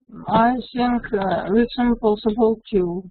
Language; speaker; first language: English; non-native, learner; Russian